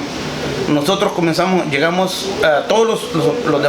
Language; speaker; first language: Spanish; native; Spanish